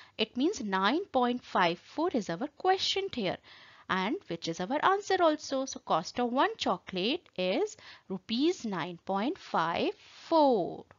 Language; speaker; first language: English; non-native, local second language; Hindi